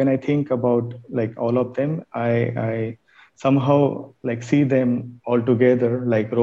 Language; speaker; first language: English; non-native, local second language; Marathi